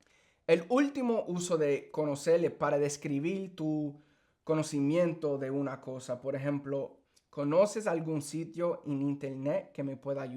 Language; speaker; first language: Spanish; early bilingual, heritage; English